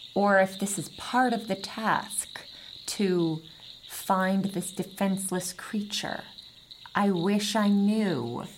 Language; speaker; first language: English; native; English